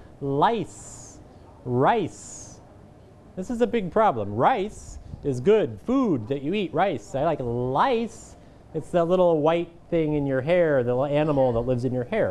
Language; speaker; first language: English; non-native, fluent; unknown